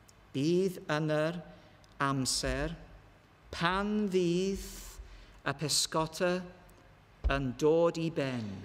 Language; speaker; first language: Welsh; non-native, learner; English